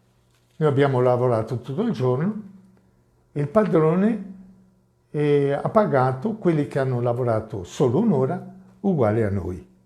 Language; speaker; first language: Italian; non-native, fluent; Portuguese